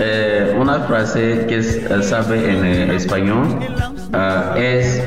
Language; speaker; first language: Spanish; non-native, learner; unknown